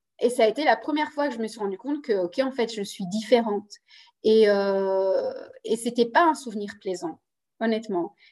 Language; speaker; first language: French; early bilingual, other home language; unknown